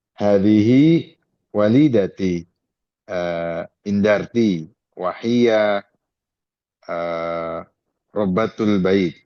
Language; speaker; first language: Arabic; non-native, learner; Indonesian